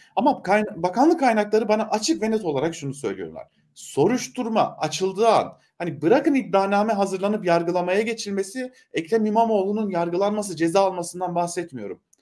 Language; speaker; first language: Turkish; native; Turkish